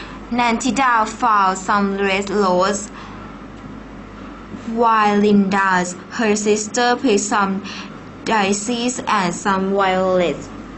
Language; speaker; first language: English; non-native, fluent; Thai